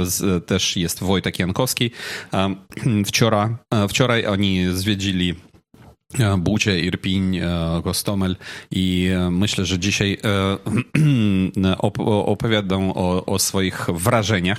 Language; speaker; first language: Polish; non-native, fluent; Ukrainian